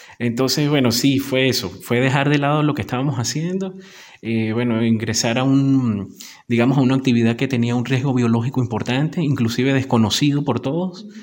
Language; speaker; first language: Spanish; native; Spanish